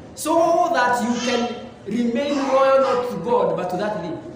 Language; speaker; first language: English; non-native, local second language; Swahili